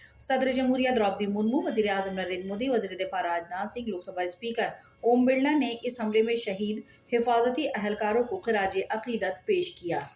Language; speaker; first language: Urdu; native; Urdu